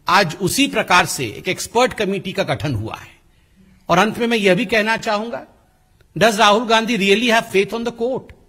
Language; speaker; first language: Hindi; non-native, local second language; Odia